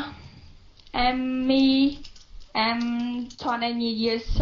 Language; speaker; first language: English; non-native, learner; Vietnamese